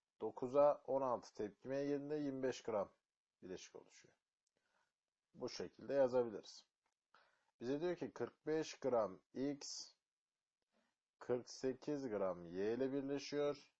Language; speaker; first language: Turkish; native; Turkish